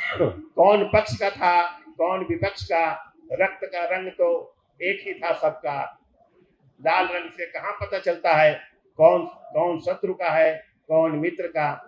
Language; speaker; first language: Hindi; native; Hindi